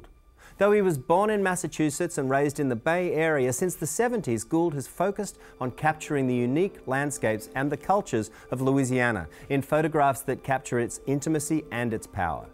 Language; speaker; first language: English; native; English